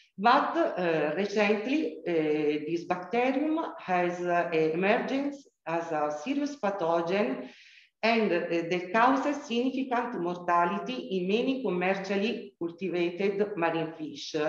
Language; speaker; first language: English; non-native, learner; Italian